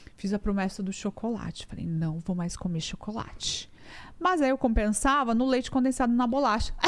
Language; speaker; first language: Portuguese; native; Portuguese